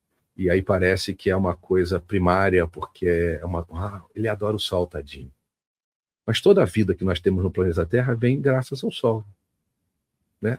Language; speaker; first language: Portuguese; native; Portuguese